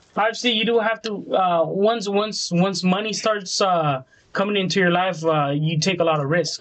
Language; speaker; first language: English; early bilingual, other home language; Spanish